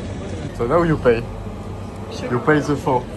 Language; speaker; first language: English; non-native, learner; French